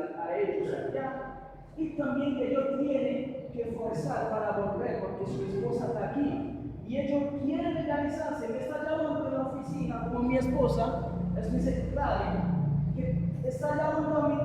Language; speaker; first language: Spanish; non-native, local second language; Haitian Creole